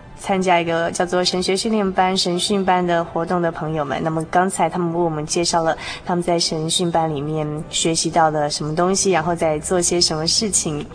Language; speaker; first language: Chinese; native; Chinese